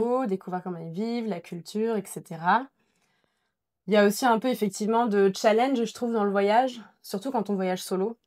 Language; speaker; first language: French; native; French